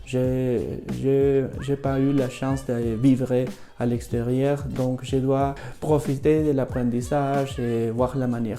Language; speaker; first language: French; non-native, fluent; Spanish